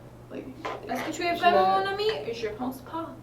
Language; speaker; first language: French; non-native, fluent; English